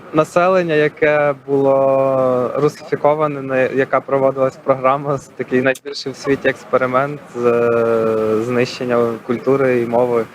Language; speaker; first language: Ukrainian; non-native, local second language; Russian